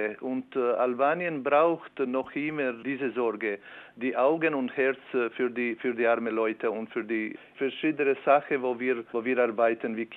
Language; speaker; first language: German; non-native, learner; Albanian